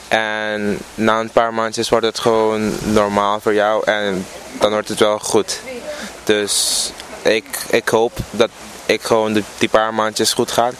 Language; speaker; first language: Dutch; non-native, local second language; Papiamento